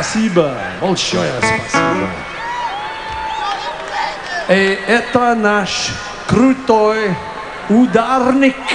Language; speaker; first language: Russian; non-native, learner; English